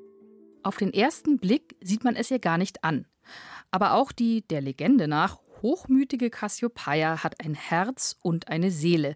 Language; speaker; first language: German; native; German